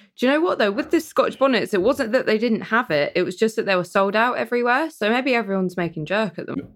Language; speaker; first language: English; early bilingual, other home language; Persian